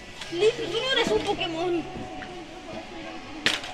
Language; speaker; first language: Spanish; native; Spanish